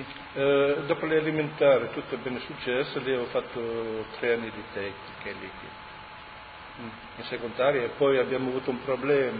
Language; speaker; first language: Italian; early bilingual, heritage; Italian